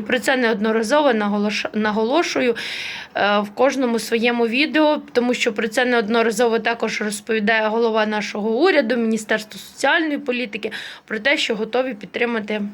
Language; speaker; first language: Ukrainian; native; Ukrainian